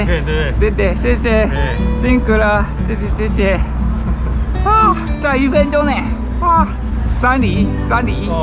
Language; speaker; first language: Chinese; non-native, learner; Japanese